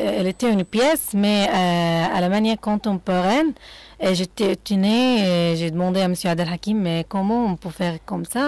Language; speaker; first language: French; non-native, fluent; Arabic